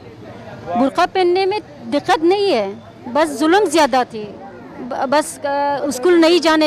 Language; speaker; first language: Hindi; non-native, learner; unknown